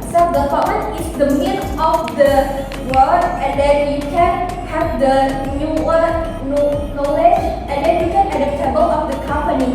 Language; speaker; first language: English; non-native, learner; Indonesian